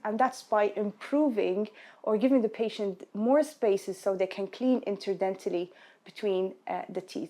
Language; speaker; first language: English; non-native, fluent; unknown